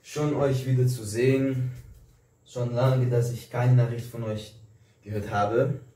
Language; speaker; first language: German; non-native, fluent; Portuguese